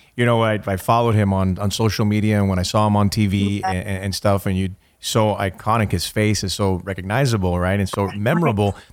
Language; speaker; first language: English; early bilingual, other home language; Spanish